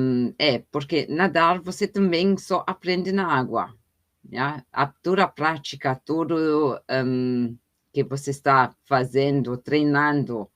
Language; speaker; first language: Portuguese; non-native, fluent; German